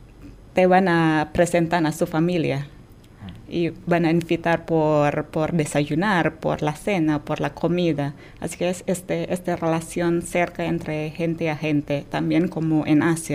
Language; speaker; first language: Spanish; non-native, fluent; Indonesian